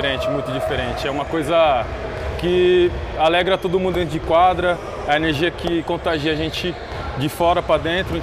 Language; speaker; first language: Portuguese; native; Portuguese